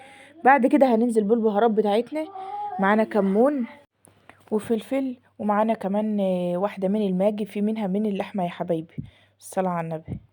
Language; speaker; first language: Arabic; native; Arabic